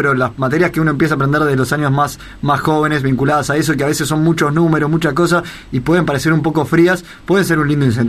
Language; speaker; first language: Spanish; native; Spanish